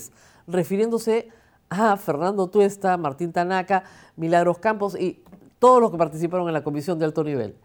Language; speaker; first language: Spanish; native; Spanish